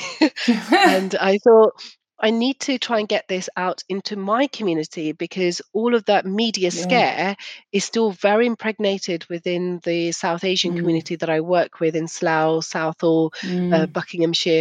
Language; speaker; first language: English; early bilingual, other home language; Punjabi